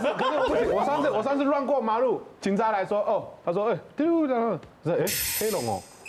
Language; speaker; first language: Chinese; non-native, fluent; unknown